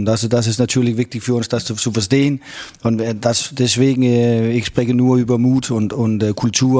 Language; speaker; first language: German; non-native, fluent; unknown